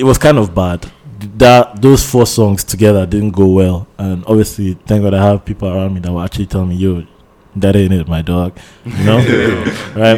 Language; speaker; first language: English; non-native, local second language; Yoruba